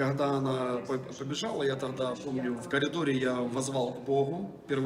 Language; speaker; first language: Russian; native; Russian